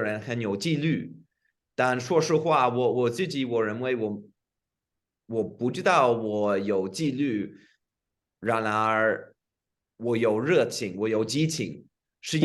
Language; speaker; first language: Chinese; non-native, fluent; English